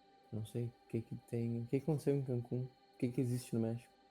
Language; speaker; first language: Portuguese; native; Portuguese